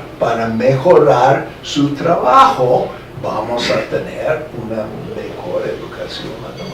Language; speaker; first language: Spanish; non-native, fluent; English